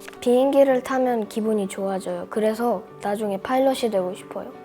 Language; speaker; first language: Korean; early bilingual, other home language; Russian